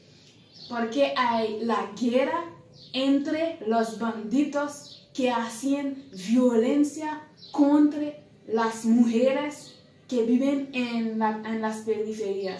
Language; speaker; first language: Spanish; non-native, learner; Haitian Creole